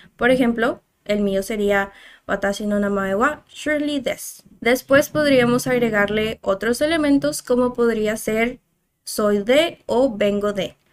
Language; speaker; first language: Spanish; native; Spanish